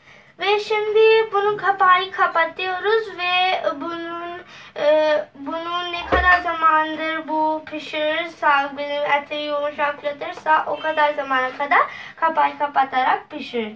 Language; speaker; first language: Turkish; non-native, learner; Urdu